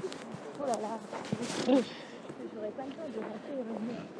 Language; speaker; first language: French; native; French